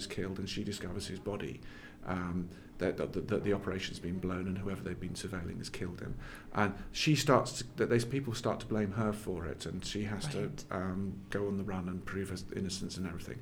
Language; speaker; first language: English; native; English